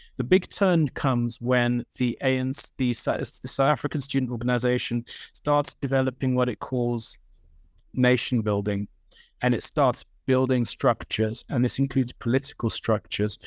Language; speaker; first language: English; native; English